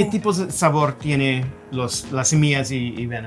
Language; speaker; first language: Spanish; non-native, learner; English